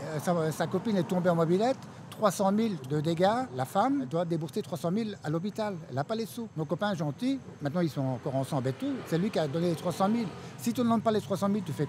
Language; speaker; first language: French; native; French